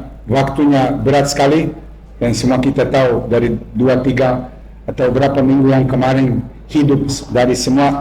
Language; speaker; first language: Indonesian; non-native, fluent; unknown